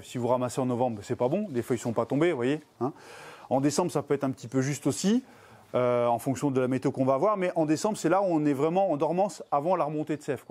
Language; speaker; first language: French; native; French